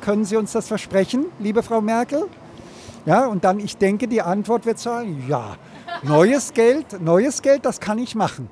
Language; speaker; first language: German; native; German